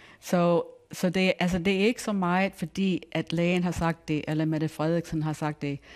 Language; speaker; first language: Danish; non-native, fluent; English